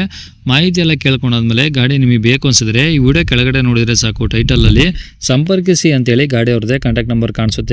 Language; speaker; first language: Kannada; native; Kannada